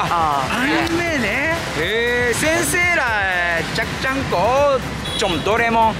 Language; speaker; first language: Vietnamese; non-native, learner; Japanese